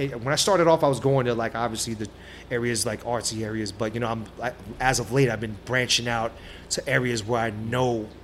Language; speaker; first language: English; native; English